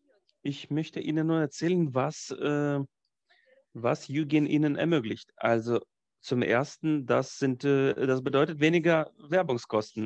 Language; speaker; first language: German; non-native, fluent; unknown